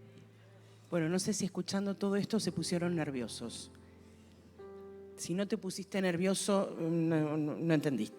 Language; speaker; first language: Spanish; native; Spanish